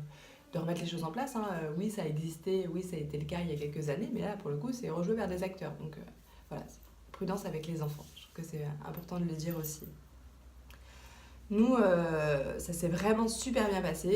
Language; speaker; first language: French; native; French